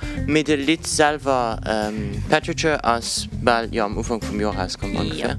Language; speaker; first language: German; non-native, local second language; Luxembourgish